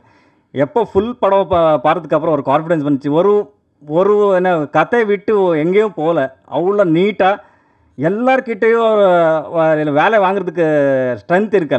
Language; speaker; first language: Tamil; non-native, learner; Kannada